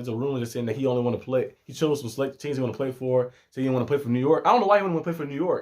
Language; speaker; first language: English; native; English